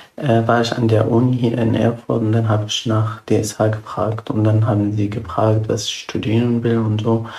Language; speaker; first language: German; non-native, fluent; Arabic